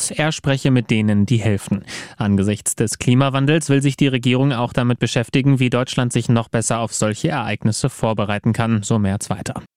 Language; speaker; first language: German; native; German